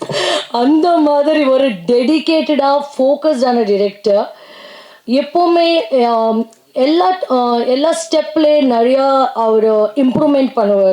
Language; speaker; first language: Tamil; non-native, learner; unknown